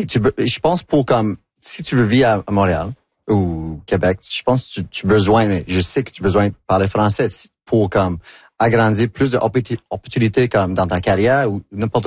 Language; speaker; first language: French; non-native, local second language; English